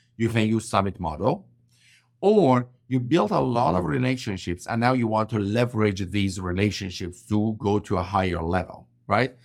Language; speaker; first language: English; non-native, fluent; Persian